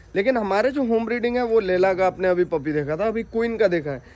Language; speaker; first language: Hindi; non-native, local second language; Odia